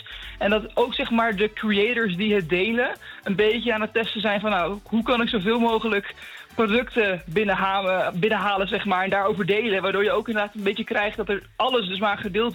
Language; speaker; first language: Dutch; native; Dutch